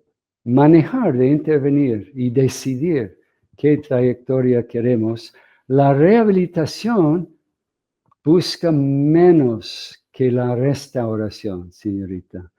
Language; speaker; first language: Spanish; non-native, fluent; English